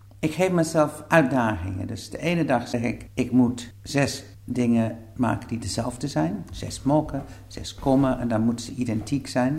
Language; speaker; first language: Dutch; non-native, fluent; English